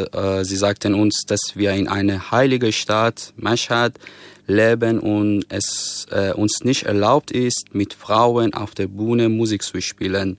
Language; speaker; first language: German; non-native, fluent; Persian